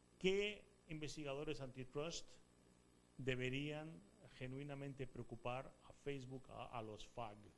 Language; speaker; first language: Spanish; native; Spanish